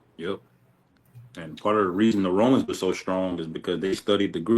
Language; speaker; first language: English; native; English